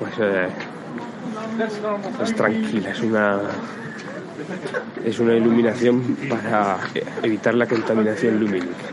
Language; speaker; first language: Spanish; native; Spanish